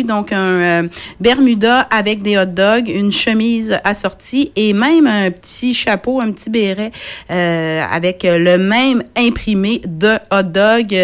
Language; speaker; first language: French; native; French